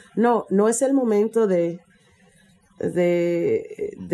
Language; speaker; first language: Spanish; non-native, fluent; English